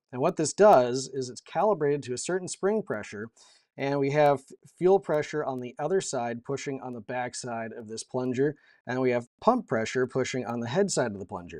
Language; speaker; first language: English; native; English